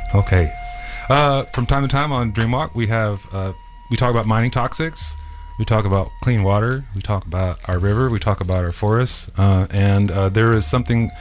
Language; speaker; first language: English; native; English